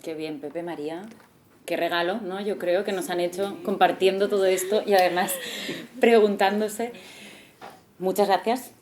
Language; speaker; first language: Spanish; non-native, local second language; Catalan